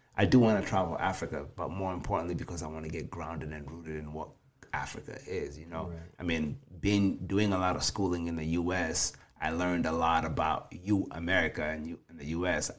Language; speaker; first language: English; early bilingual, other home language; Swahili